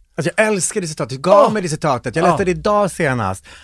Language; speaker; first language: Swedish; native; Swedish